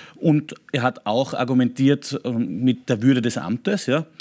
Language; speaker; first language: German; native; German